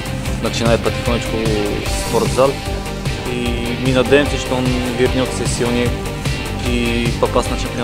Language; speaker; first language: Russian; non-native, learner; Italian